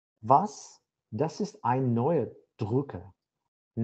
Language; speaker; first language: German; non-native, learner; Azerbaijani